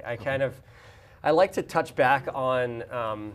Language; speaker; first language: English; native; English